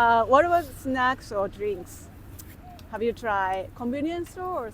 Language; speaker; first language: English; non-native, local second language; Japanese